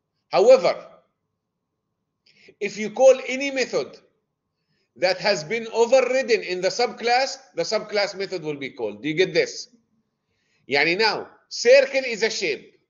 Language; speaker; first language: English; non-native, fluent; Arabic